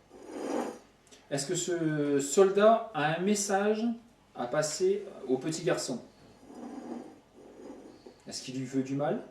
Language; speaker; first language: French; native; French